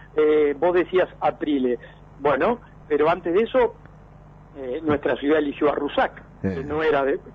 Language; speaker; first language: Spanish; native; Spanish